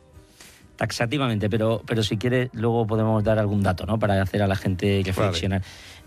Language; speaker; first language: Spanish; native; Spanish